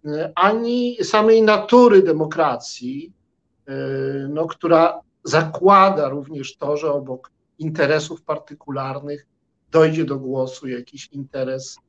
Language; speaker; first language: Polish; native; Polish